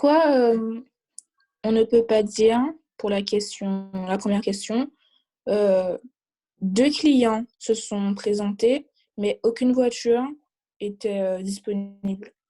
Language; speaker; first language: French; native; French